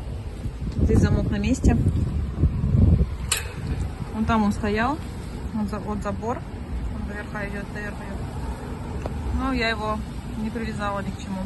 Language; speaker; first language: Russian; native; Russian